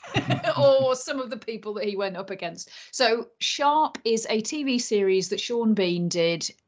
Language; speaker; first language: English; native; English